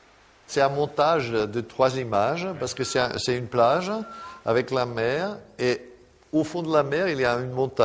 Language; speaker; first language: French; non-native, fluent; German